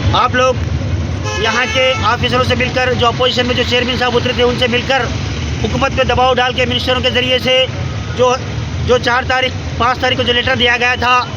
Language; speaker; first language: Hindi; native; Hindi